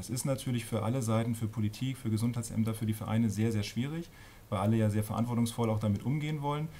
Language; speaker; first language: German; native; German